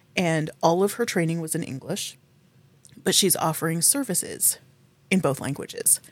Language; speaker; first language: English; native; English